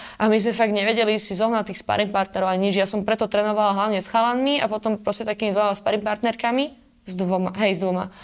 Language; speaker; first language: Slovak; native; Slovak